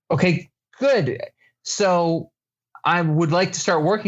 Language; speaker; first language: English; native; English